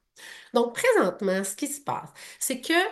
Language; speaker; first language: French; native; French